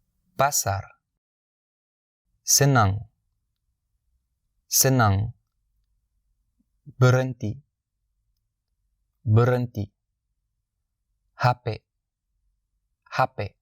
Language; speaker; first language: Indonesian; non-native, fluent; French